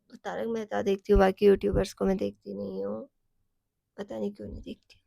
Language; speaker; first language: Hindi; non-native, local second language; Sicilian